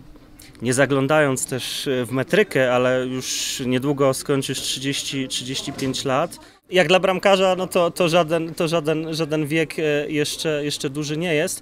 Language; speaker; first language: Polish; native; Polish